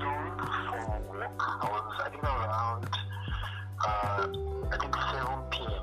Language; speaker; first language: English; non-native, local second language; Yoruba